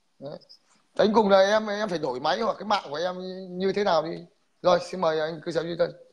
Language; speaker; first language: Vietnamese; native; Vietnamese